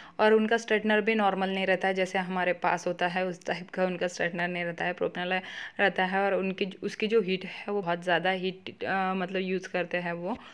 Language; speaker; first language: Hindi; non-native, local second language; Marathi